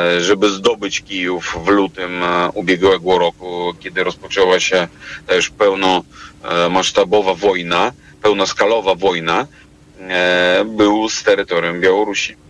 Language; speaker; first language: Polish; non-native, fluent; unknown